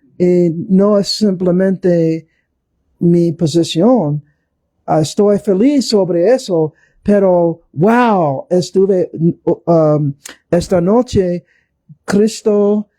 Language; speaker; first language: Spanish; non-native, learner; English